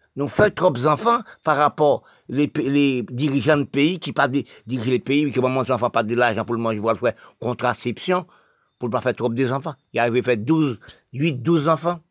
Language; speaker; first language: French; non-native, local second language; Haitian Creole